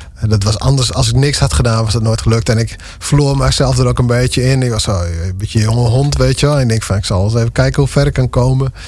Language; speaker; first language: Dutch; non-native, local second language; Western Frisian